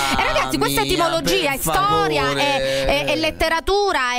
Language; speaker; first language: Italian; native; Italian